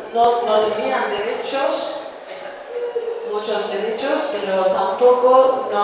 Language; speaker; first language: Spanish; non-native, fluent; Kurdish